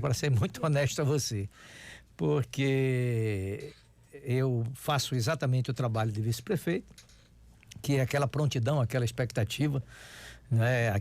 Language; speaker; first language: Portuguese; native; Portuguese